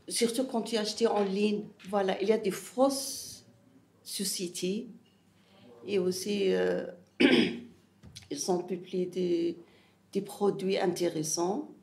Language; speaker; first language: French; non-native, learner; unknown